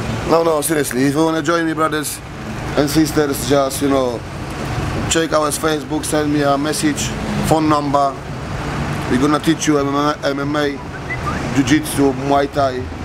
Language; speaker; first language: English; non-native, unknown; Polish